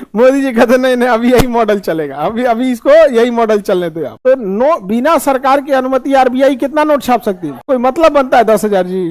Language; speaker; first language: Hindi; native; Hindi